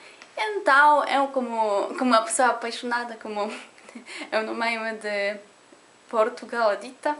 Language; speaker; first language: Portuguese; non-native, learner; Polish